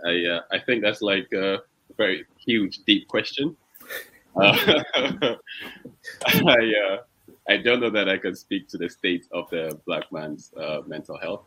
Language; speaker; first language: English; non-native, local second language; Akan